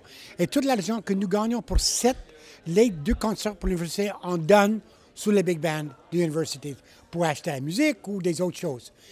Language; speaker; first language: French; non-native, learner; English